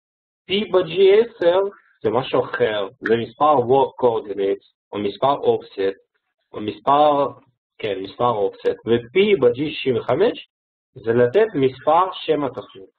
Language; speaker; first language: Hebrew; non-native, fluent; Russian